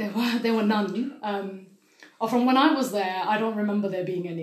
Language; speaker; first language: English; non-native, fluent; German